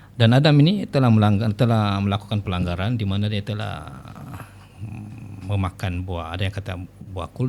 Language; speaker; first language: Malay; native; Malay